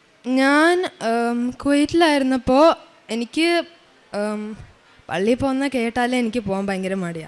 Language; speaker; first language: Malayalam; early bilingual, heritage; Malayalam